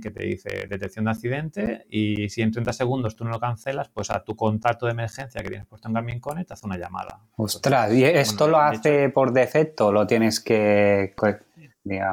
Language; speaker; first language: Spanish; native; Spanish